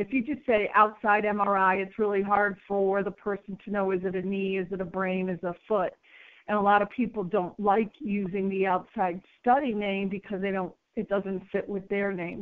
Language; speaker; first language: English; native; English